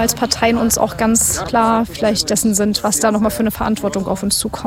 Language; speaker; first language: German; native; German